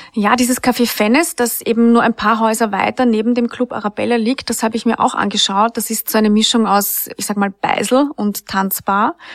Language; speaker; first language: German; native; German